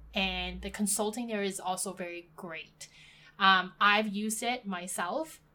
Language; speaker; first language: English; native; English